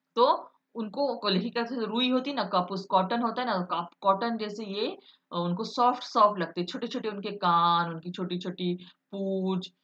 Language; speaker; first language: Hindi; non-native, local second language; Marathi